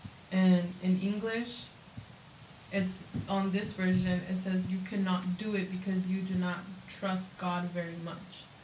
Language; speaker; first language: English; early bilingual, other home language; Spanish